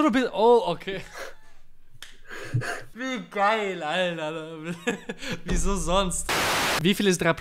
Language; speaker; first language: German; native; German